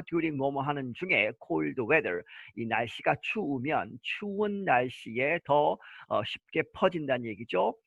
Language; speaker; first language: Korean; native; Korean